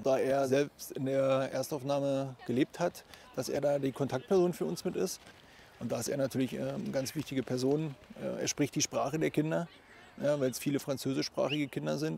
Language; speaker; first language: German; native; German